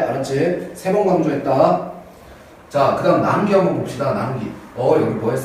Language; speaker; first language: Korean; native; Korean